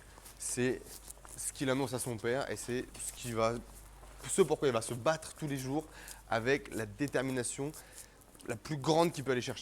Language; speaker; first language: French; native; French